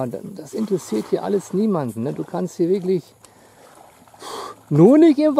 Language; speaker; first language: German; native; German